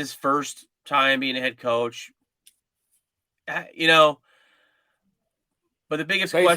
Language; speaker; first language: English; native; English